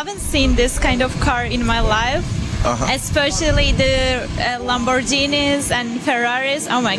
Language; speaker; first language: English; non-native, fluent; Turkish